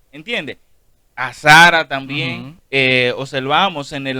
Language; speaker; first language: Spanish; native; Spanish